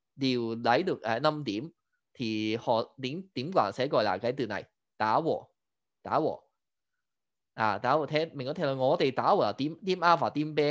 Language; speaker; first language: Vietnamese; non-native, fluent; Cantonese